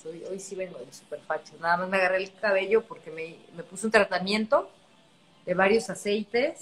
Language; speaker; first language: Spanish; native; Spanish